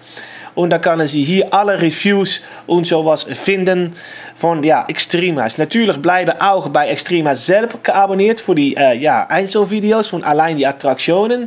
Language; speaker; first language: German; non-native, learner; Dutch